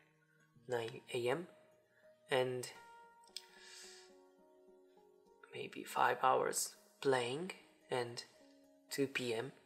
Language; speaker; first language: English; non-native, learner; Japanese